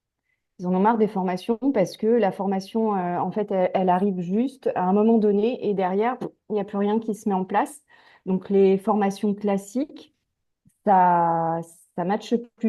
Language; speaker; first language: French; native; French